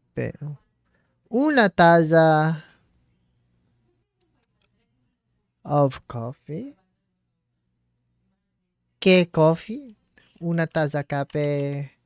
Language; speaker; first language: Spanish; non-native, learner; English